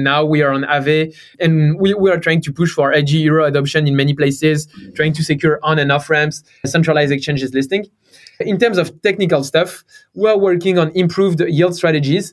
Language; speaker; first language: English; non-native, fluent; French